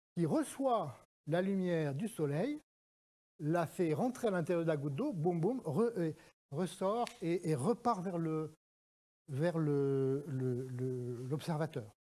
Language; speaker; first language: French; native; French